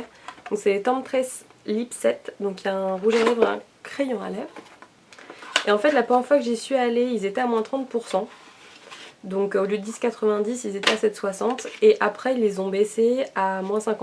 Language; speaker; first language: French; native; French